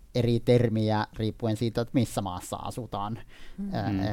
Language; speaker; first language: Finnish; non-native, fluent; Arabic